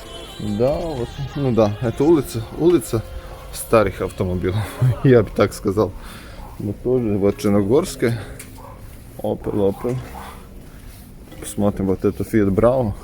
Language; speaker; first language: Russian; non-native, fluent; Serbian